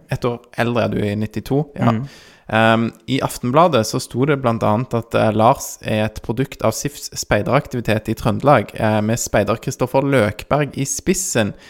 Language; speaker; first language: Norwegian; native; Norwegian